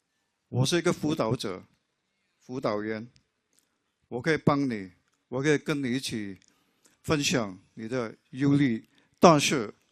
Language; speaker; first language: Chinese; non-native, local second language; English